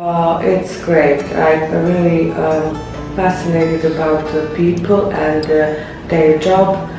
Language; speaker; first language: English; non-native, learner; Bosnian